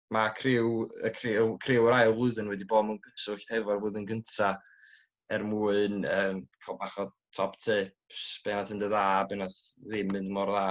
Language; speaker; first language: Welsh; native; Welsh